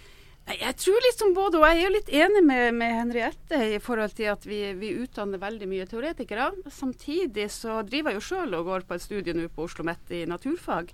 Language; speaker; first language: Norwegian; native; Norwegian